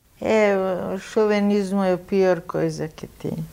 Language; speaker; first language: Portuguese; non-native, fluent; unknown